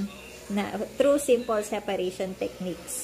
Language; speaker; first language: English; non-native, local second language; Filipino